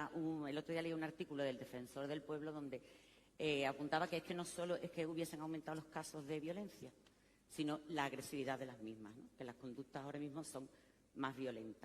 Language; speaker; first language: Spanish; native; Spanish